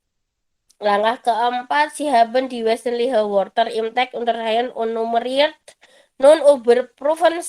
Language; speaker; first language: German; non-native, fluent; Indonesian